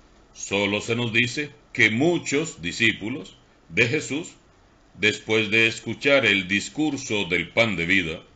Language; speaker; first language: Spanish; native; Spanish